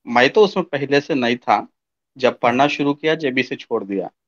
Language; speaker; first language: Hindi; non-native, local second language; Telugu